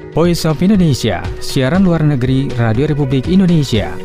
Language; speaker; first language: Indonesian; native; Indonesian